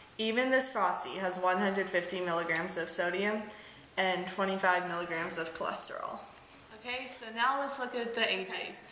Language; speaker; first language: English; native; English